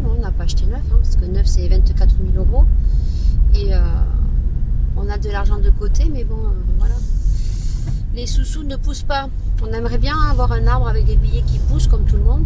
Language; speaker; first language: French; native; French